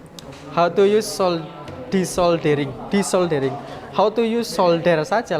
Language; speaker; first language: English; non-native, learner; Indonesian